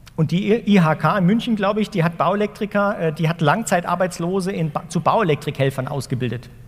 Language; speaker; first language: German; native; German